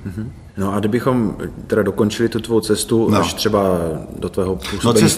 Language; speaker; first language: Czech; native; Czech